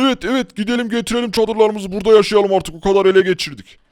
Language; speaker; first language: Turkish; native; Turkish